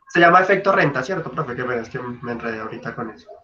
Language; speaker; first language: Spanish; native; Spanish